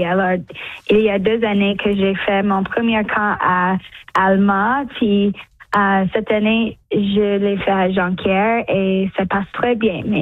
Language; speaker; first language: French; non-native, local second language; English